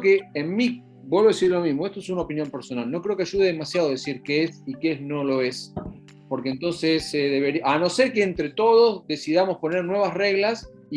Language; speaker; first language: Spanish; native; Spanish